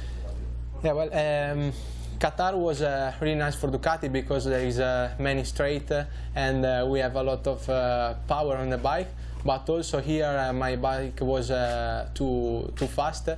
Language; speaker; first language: English; non-native, learner; Italian